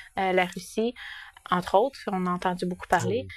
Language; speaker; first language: French; native; French